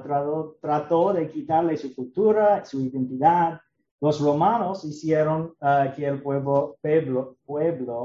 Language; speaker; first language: Spanish; non-native, learner; English